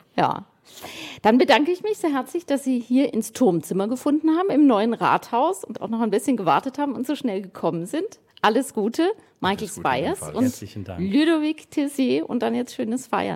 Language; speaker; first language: German; native; German